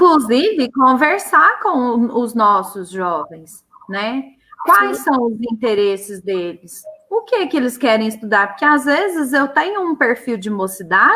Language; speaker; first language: Portuguese; native; Portuguese